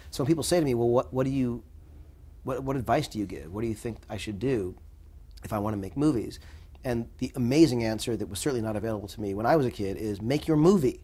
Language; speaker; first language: English; native; English